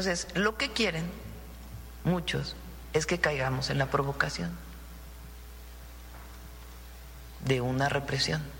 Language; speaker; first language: Spanish; native; Spanish